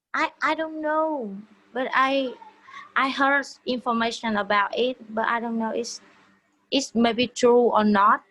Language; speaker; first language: English; non-native, learner; Vietnamese